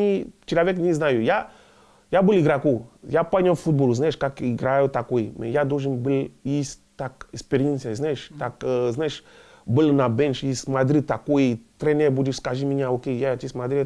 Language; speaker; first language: Russian; non-native, learner; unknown